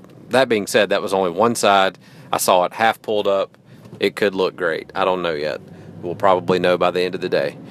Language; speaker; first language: English; native; English